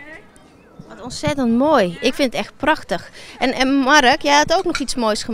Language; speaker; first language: Dutch; native; Dutch